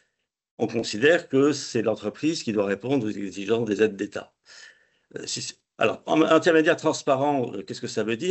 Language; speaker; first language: French; native; French